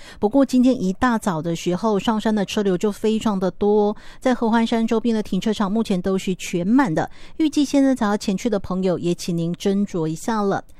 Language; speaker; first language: Chinese; native; Chinese